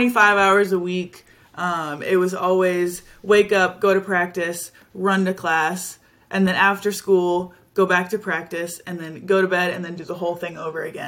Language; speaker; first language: English; native; English